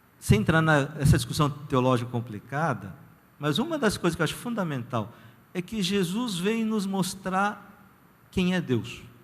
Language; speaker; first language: Portuguese; early bilingual, other home language; Korean